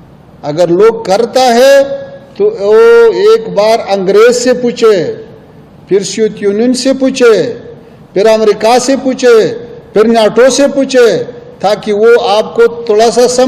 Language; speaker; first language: Hindi; non-native, fluent; Pashto